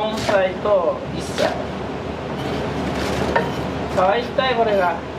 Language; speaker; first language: Japanese; native; Japanese